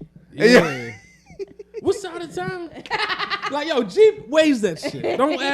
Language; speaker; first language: English; native; English